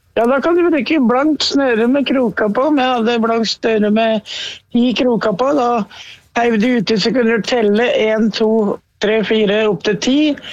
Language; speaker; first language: Norwegian; native; Norwegian